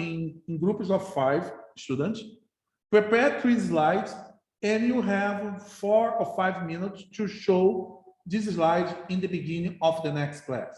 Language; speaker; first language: English; non-native, fluent; Portuguese